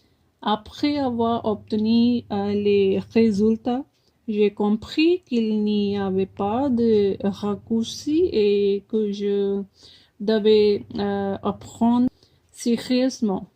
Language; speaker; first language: French; non-native, fluent; Punjabi